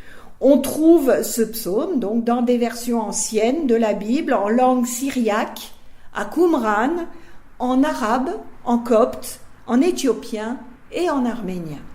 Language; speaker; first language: French; native; French